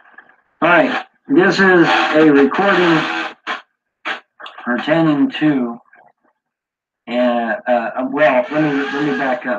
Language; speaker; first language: English; native; English